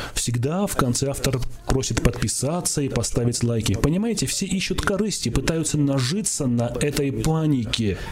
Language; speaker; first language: Russian; non-native, local second language; Armenian